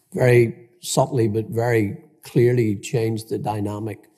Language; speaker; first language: English; native; English